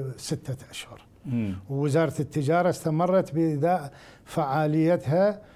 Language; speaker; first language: Arabic; native; Arabic